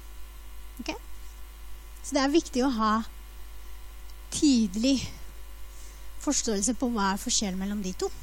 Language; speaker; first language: Norwegian; non-native, fluent; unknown